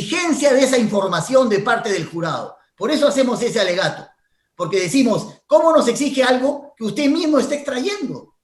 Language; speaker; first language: Spanish; native; Spanish